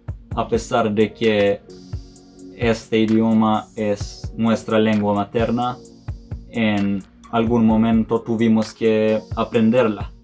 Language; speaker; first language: Spanish; non-native, fluent; Serbian